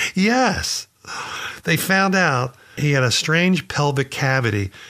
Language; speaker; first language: English; native; English